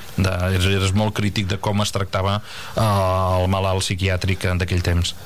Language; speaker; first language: Catalan; native; Catalan